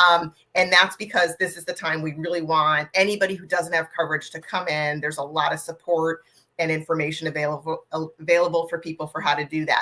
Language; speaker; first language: English; native; English